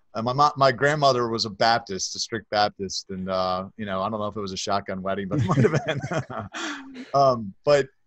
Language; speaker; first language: English; native; English